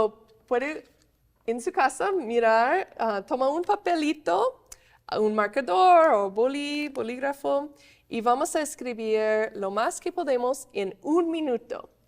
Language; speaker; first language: Spanish; non-native, fluent; English